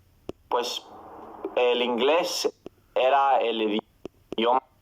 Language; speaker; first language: Spanish; non-native, fluent; English